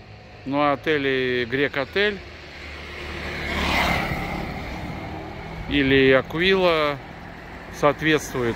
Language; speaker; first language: Russian; native; Russian